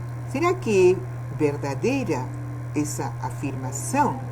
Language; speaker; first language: Portuguese; non-native, fluent; Spanish